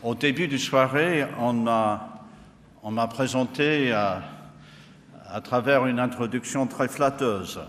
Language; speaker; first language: French; non-native, fluent; English